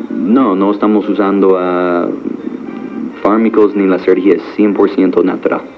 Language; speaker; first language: Spanish; non-native, learner; English